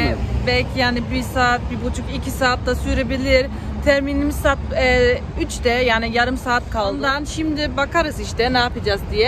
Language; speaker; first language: Turkish; non-native, learner; German